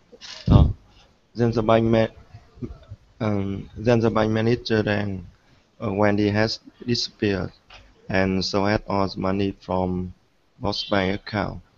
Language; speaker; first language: English; non-native, learner; Vietnamese